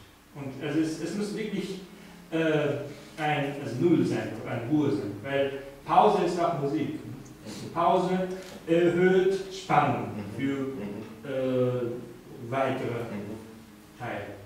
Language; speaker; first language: German; non-native, fluent; Japanese